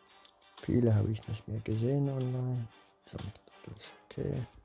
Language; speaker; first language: German; non-native, learner; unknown